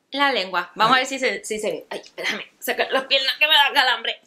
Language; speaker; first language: Spanish; native; Spanish